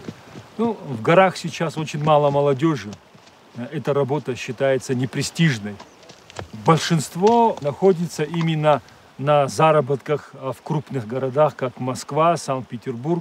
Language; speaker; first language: Russian; native; Russian